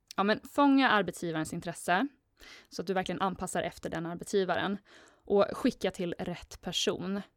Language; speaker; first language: Swedish; native; Swedish